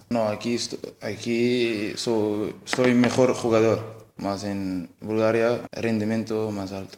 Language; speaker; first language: Spanish; non-native, learner; Portuguese